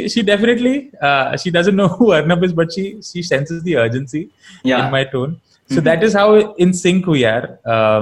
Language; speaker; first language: English; non-native, local second language; Malayalam